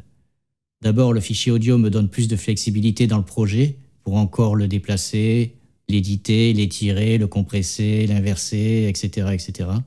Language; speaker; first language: French; native; French